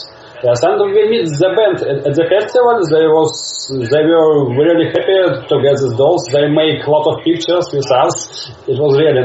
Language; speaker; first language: English; non-native, learner; Russian